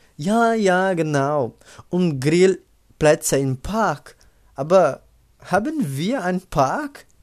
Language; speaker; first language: German; non-native, learner; Portuguese